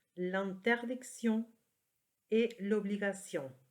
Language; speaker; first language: French; non-native, fluent; Spanish